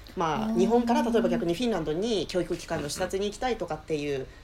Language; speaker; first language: Japanese; early bilingual, heritage; Finnish